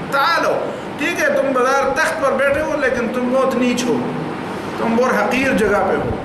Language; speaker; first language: Urdu; non-native, local second language; Pashto